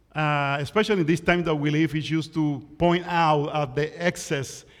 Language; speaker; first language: English; non-native, fluent; Spanish